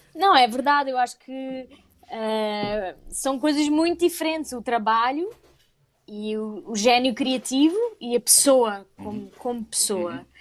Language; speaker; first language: Portuguese; native; Portuguese